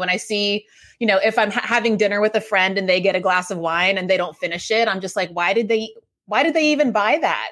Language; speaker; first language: English; native; English